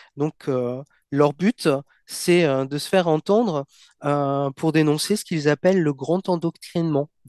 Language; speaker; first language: French; native; French